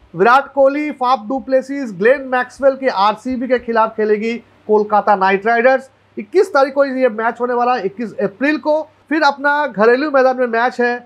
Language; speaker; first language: Hindi; non-native, local second language; Bangla